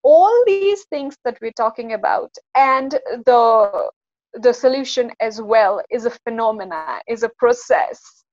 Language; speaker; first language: English; non-native, local second language; Nepali